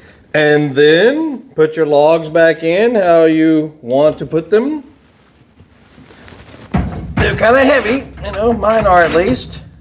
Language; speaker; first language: English; native; English